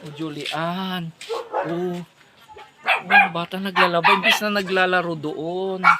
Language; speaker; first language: Filipino; non-native, local second language; Iloko